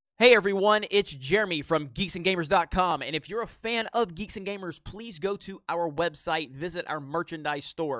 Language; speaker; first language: English; native; English